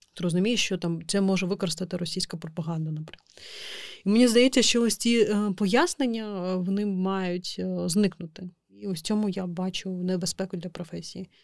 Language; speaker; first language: Ukrainian; non-native, local second language; Crimean Tatar